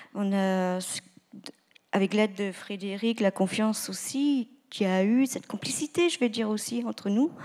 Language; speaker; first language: French; native; French